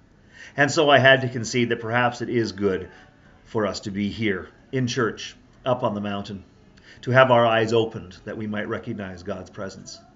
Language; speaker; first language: English; native; English